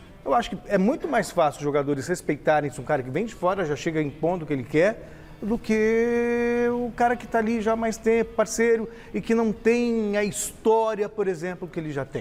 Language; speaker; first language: Portuguese; native; Portuguese